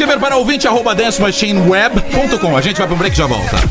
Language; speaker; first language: Portuguese; native; Portuguese